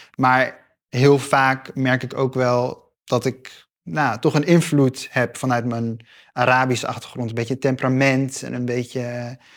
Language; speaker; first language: Dutch; early bilingual, other home language; Arabic